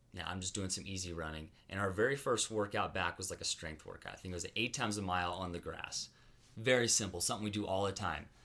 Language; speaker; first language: English; native; English